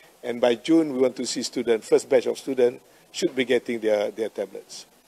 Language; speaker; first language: English; non-native, local second language; Malay